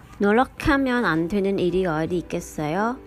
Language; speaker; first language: Korean; non-native, fluent; Vietnamese